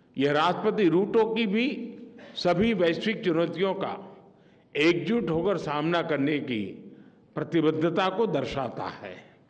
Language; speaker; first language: Hindi; non-native, local second language; Gujarati